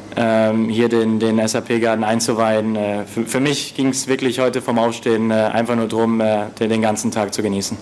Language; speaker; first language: German; native; German